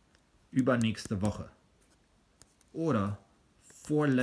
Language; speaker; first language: German; non-native, fluent; English